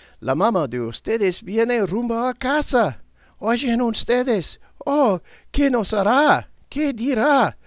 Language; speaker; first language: Spanish; non-native, learner; English